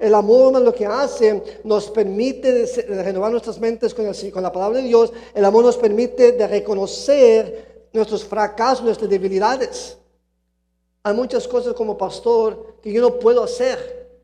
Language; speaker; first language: Spanish; early bilingual, heritage; Spanish